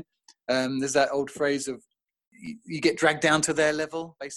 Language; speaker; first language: English; native; English